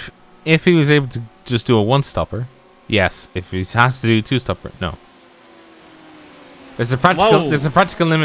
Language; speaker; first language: English; native; English